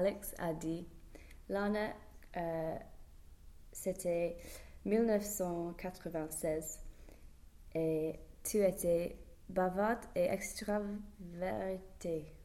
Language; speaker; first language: French; non-native, learner; English